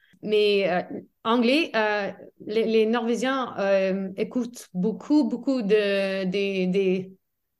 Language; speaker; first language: French; non-native, fluent; English